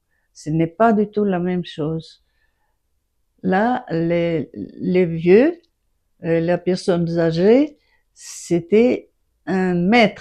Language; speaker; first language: French; non-native, fluent; Greek